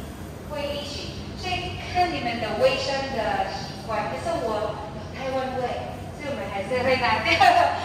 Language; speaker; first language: Chinese; non-native, learner; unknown